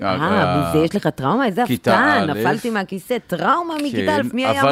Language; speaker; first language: Hebrew; native; Hebrew